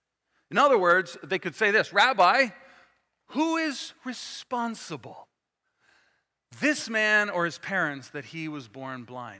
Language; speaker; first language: English; native; English